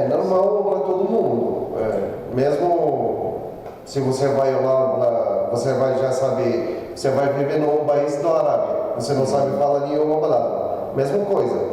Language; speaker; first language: Portuguese; non-native, learner; Arabic